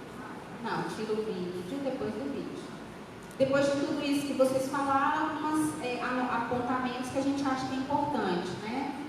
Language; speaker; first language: Portuguese; native; Portuguese